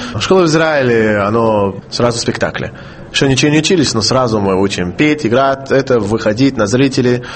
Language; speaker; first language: Russian; non-native, fluent; Hebrew